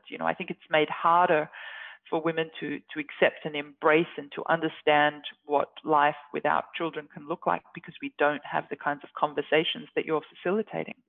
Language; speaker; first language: English; native; English